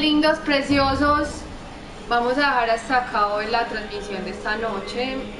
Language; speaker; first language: Spanish; native; Spanish